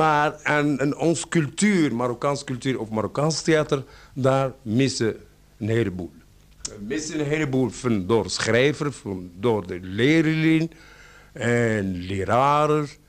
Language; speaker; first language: Dutch; non-native, learner; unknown